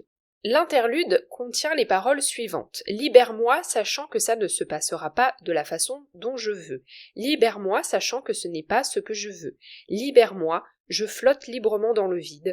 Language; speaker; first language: French; native; French